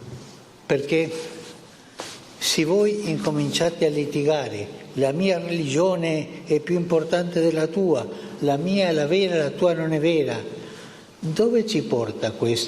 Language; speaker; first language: Italian; non-native, fluent; Spanish